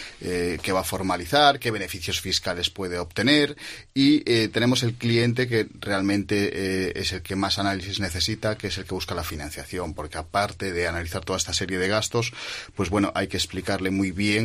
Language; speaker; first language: Spanish; native; Spanish